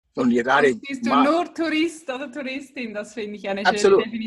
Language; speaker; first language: German; native; German